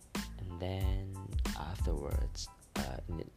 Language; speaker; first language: English; non-native, fluent; Malay